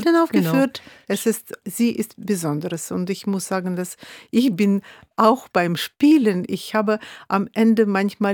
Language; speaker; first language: German; non-native, fluent; Russian